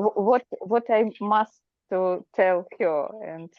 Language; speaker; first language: English; non-native, learner; Ukrainian